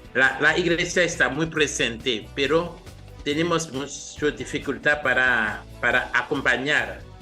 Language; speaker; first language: Spanish; non-native, fluent; Haitian Creole